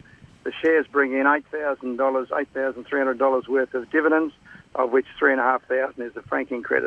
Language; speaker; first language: English; native; English